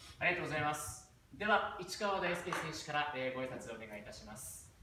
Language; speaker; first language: Japanese; native; Japanese